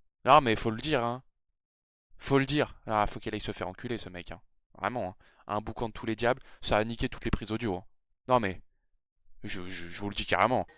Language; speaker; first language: French; native; French